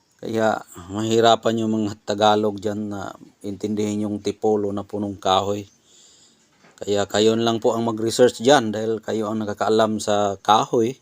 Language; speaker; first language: Filipino; non-native, local second language; Cebuano